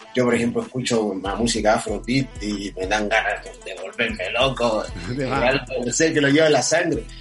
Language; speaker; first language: Spanish; non-native, fluent; Portuguese